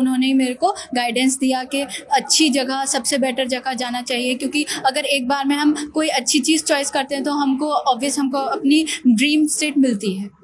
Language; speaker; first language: Hindi; native; Hindi